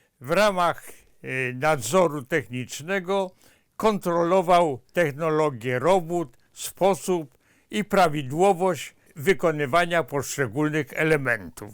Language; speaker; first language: Polish; native; Polish